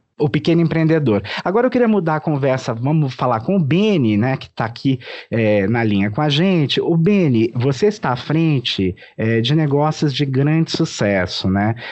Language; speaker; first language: Portuguese; native; Portuguese